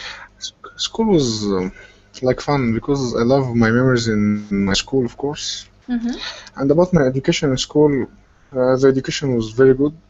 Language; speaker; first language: English; non-native, fluent; Arabic